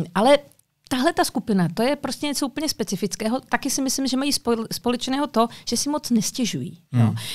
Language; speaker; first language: Czech; native; Czech